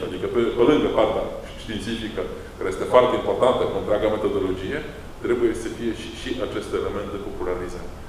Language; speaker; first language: Romanian; non-native, fluent; Polish